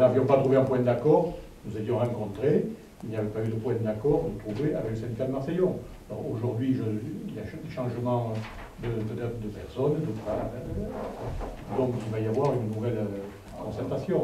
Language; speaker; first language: French; native; French